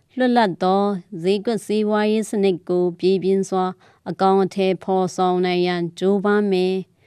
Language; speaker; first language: Burmese; non-native, local second language; Tedim Chin